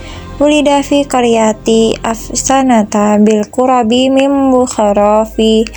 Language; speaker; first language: Arabic; non-native, learner; Indonesian